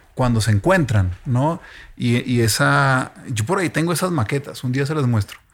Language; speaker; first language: Spanish; native; Spanish